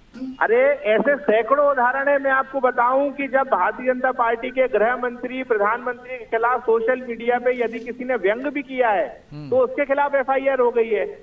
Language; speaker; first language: Hindi; native; Hindi